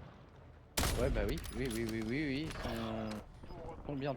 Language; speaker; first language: French; native; French